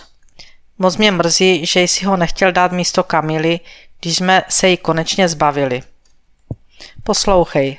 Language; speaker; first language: Czech; native; Czech